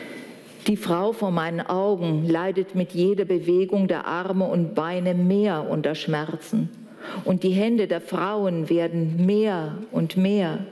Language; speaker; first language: German; native; German